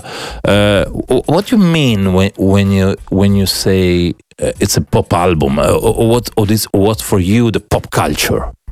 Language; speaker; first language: English; non-native, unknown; Italian